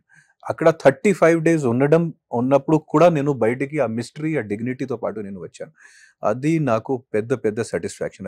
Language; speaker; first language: Telugu; non-native, fluent; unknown